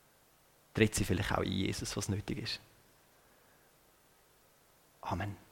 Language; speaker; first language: German; native; German